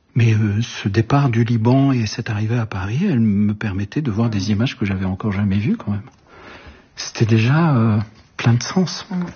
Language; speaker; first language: French; early bilingual, other home language; Arabic